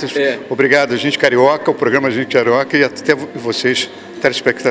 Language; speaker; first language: Portuguese; native; Portuguese